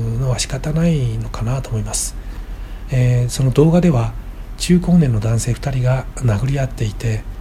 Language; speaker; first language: Japanese; native; Japanese